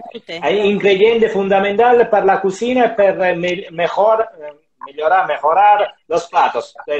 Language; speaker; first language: Spanish; non-native, learner; Italian